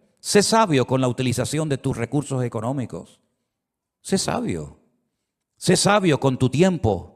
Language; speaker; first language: Spanish; native; Spanish